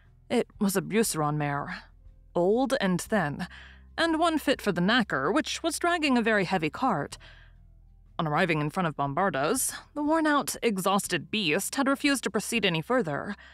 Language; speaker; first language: English; native; English